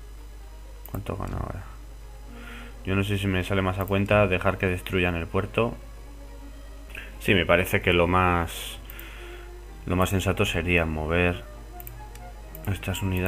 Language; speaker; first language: Spanish; native; Spanish